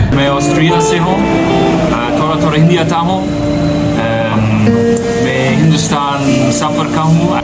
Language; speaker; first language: Hindi; non-native, learner; German